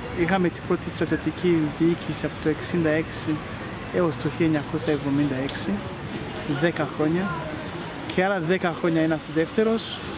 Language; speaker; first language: Greek; non-native, fluent; Rundi